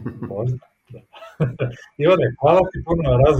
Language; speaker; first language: Serbian; native; Serbian